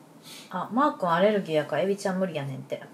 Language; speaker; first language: Japanese; native; Japanese